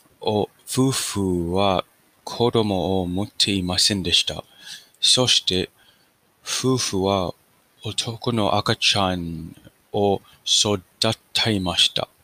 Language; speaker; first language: Japanese; non-native, learner; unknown